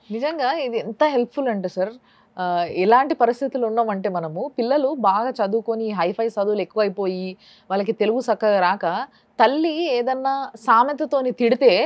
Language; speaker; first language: Telugu; native; Telugu